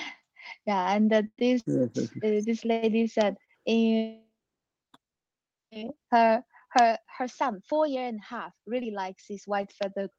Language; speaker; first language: English; non-native, learner; Chinese